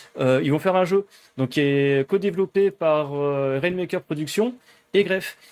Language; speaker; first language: French; native; French